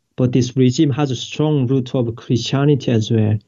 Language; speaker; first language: English; non-native, fluent; Korean